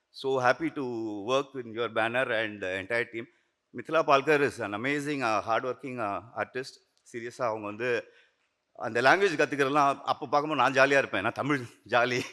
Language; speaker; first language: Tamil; native; Tamil